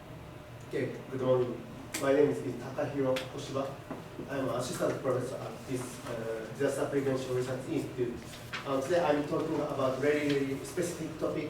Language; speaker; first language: English; non-native, fluent; Japanese